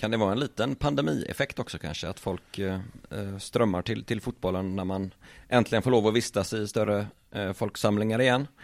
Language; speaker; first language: Swedish; native; Swedish